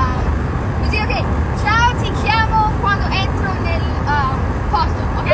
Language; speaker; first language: Italian; non-native, learner; English